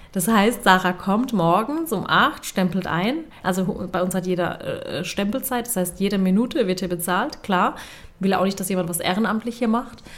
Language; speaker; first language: German; early bilingual, other home language; Turkish